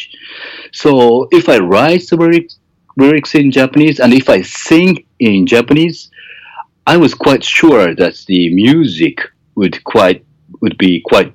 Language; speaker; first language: English; non-native, fluent; Japanese